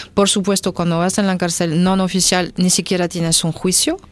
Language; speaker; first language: Spanish; non-native, fluent; French